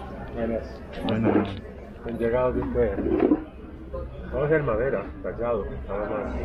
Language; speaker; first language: Spanish; native; Spanish